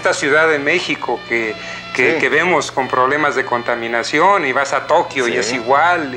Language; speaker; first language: Spanish; native; Spanish